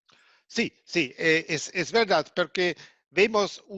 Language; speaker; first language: Spanish; non-native, fluent; German